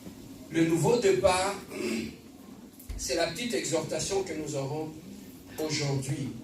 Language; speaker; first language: French; non-native, local second language; Lingala